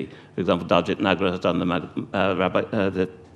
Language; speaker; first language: English; native; English